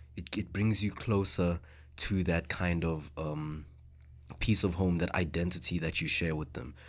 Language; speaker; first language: English; non-native, local second language; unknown